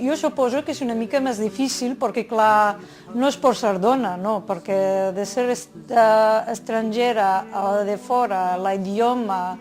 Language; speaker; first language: Catalan; non-native, fluent; Riffian